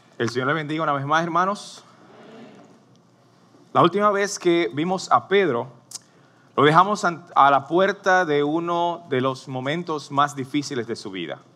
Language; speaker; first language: Spanish; native; Spanish